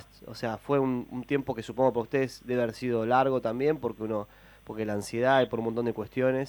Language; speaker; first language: Spanish; native; Spanish